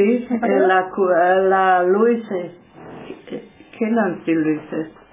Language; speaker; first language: Italian; non-native, local second language; German